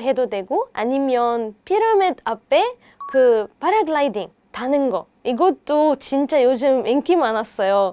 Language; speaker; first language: Korean; non-native, fluent; Arabic